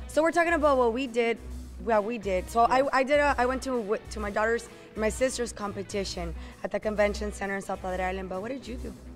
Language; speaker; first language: English; early bilingual, other home language; Spanish